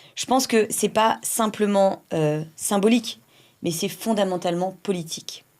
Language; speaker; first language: French; native; French